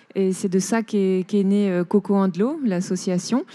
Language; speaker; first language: French; native; French